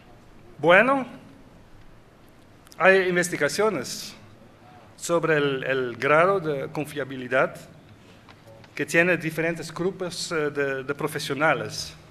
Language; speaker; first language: Spanish; non-native, fluent; Dutch